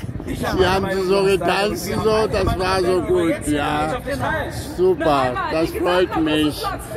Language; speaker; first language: German; non-native, learner; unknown